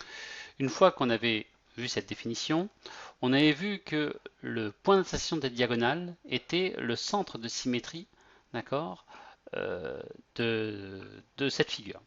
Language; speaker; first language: French; native; French